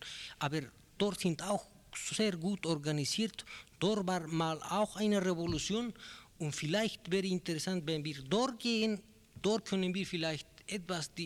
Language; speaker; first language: German; non-native, learner; Spanish